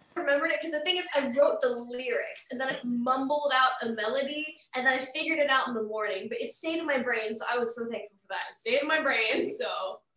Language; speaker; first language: English; native; English